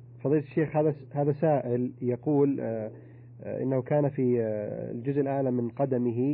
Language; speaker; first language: Arabic; native; Arabic